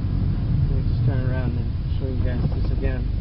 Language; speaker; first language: English; native; English